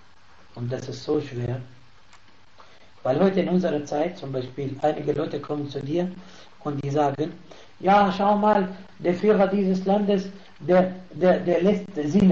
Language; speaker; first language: German; non-native, fluent; Arabic